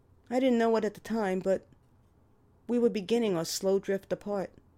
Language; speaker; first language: English; native; English